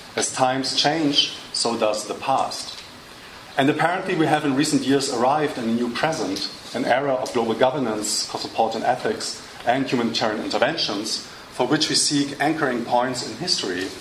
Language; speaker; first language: English; non-native, fluent; German